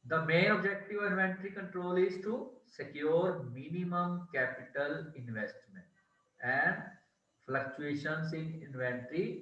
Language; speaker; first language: English; non-native, local second language; Punjabi